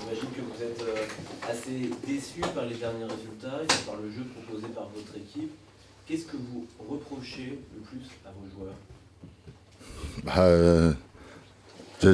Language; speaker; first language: French; native; French